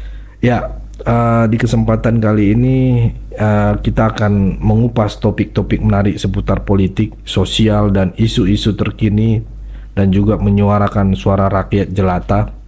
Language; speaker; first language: Indonesian; native; Indonesian